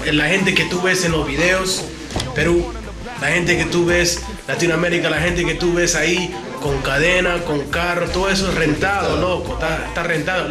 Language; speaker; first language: Spanish; early bilingual, heritage; Spanish